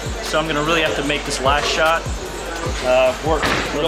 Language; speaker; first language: English; native; English